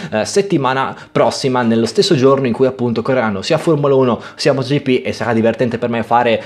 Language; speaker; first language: Italian; native; Italian